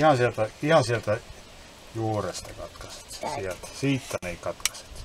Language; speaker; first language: Finnish; native; Finnish